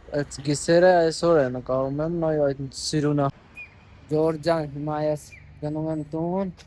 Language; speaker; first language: Armenian; non-native, learner; Hindi